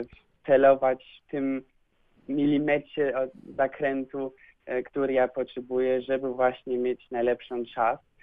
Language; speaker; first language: Polish; early bilingual, heritage; Polish